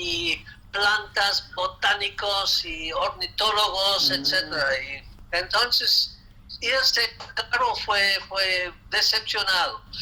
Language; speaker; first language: Spanish; non-native, fluent; English